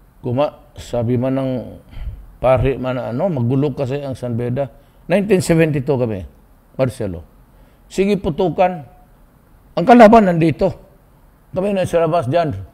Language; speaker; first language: Filipino; non-native, local second language; Cebuano